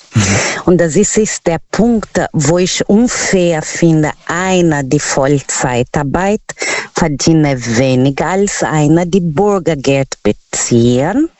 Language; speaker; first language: German; non-native, learner; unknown